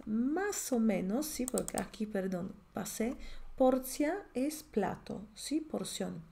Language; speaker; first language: Spanish; non-native, fluent; Polish